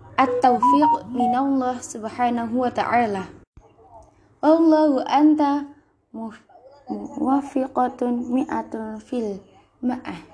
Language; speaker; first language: Arabic; non-native, learner; Indonesian